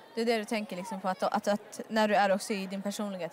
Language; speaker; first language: Swedish; native; Swedish